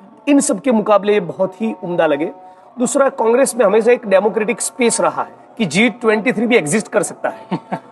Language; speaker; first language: Hindi; non-native, local second language; Gujarati